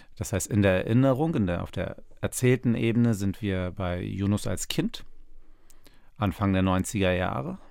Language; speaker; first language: German; early bilingual, other home language; Turkish